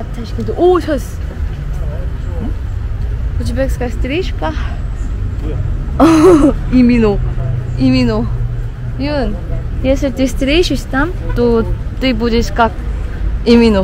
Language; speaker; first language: Russian; non-native, learner; Korean